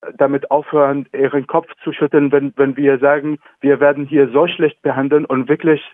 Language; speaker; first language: German; non-native, fluent; Arabic